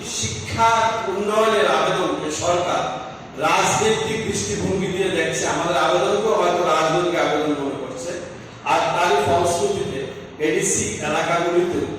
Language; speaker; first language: Bangla; native; Bangla